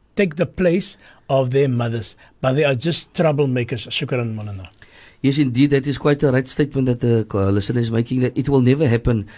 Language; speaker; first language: English; native; English